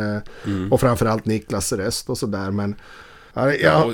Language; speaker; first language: Swedish; native; Swedish